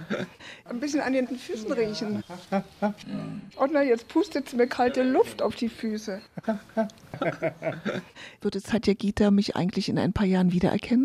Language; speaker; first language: German; native; German